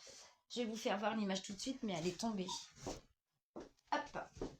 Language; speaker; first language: French; native; French